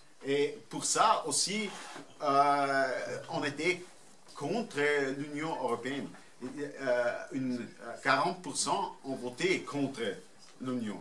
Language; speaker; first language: French; non-native, fluent; German